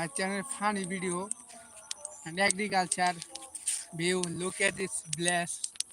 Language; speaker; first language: English; non-native, local second language; Bangla